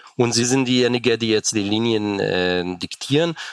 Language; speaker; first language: German; non-native, fluent; Hebrew